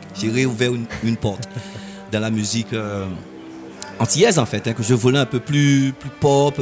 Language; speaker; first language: French; native; French